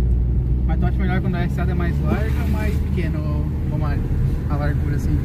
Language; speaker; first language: Portuguese; native; Portuguese